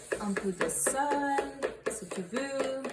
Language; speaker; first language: French; non-native, learner; Spanish